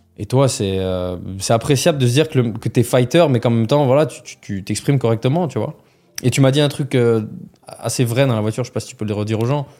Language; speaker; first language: French; native; French